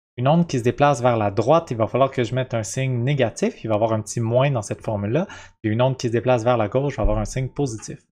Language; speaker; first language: French; native; French